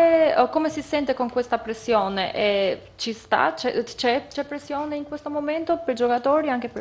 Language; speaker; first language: Italian; non-native, fluent; Albanian